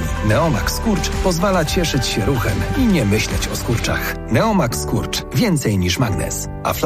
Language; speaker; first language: Polish; native; Polish